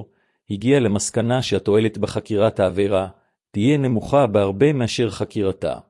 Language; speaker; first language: Hebrew; native; Hebrew